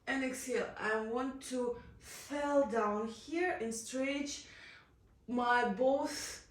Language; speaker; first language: English; non-native, learner; Ukrainian